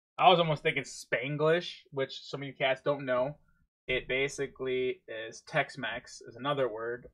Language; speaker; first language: English; native; English